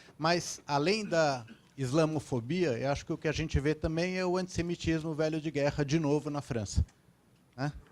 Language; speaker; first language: Portuguese; native; Portuguese